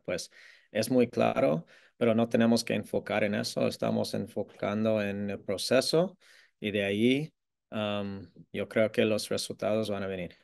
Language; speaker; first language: Spanish; non-native, fluent; English